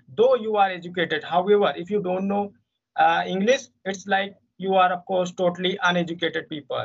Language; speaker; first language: English; non-native, fluent; Hindi